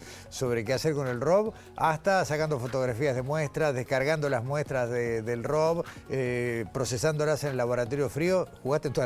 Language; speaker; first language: Spanish; native; Spanish